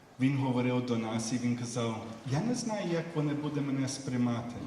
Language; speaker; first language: Ukrainian; early bilingual, heritage; Ukrainian